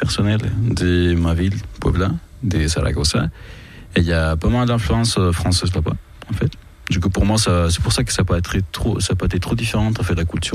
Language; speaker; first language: French; non-native, fluent; Spanish